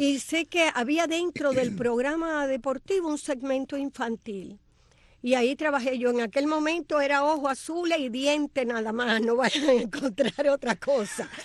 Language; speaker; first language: Spanish; native; Spanish